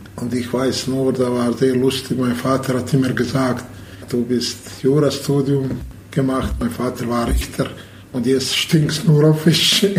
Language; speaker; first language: German; non-native, learner; Bosnian